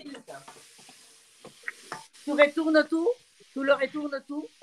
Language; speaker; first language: French; non-native, fluent; Spanish